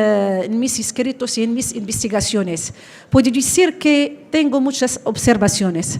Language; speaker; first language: Spanish; non-native, fluent; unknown